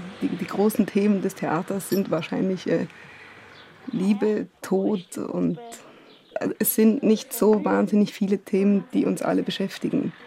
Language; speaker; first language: German; native; German